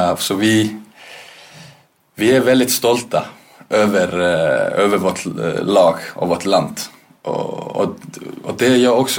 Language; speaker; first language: Swedish; non-native, fluent; Icelandic